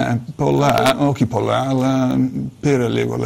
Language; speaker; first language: Greek; non-native, learner; English